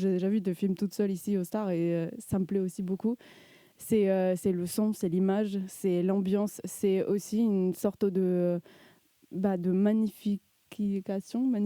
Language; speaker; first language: French; early bilingual, other home language; Spanish